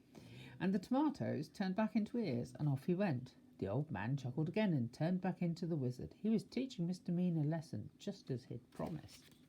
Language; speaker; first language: English; native; English